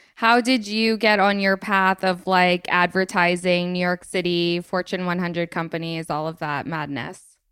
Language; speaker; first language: English; native; English